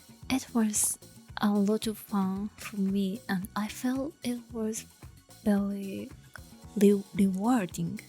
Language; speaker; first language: English; non-native, learner; Japanese